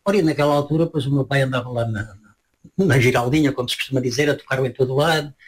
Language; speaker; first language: Portuguese; native; Portuguese